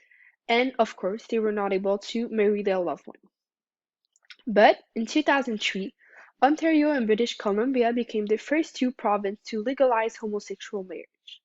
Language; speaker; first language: English; non-native, local second language; French